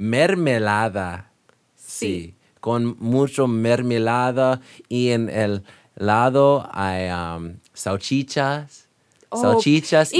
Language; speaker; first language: Spanish; non-native, learner; English